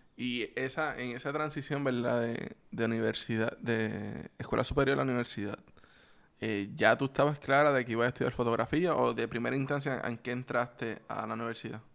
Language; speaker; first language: Spanish; native; Spanish